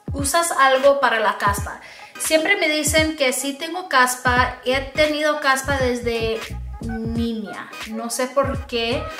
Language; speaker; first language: Spanish; early bilingual, other home language; English